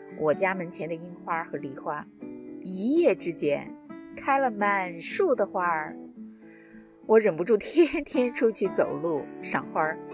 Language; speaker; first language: Chinese; native; Chinese